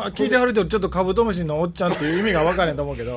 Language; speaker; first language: Japanese; native; Japanese